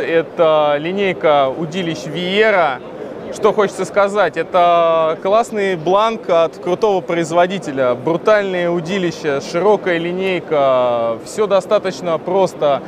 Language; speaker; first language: Russian; native; Russian